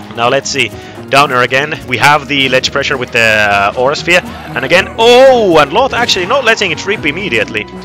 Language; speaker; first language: English; non-native, fluent; Finnish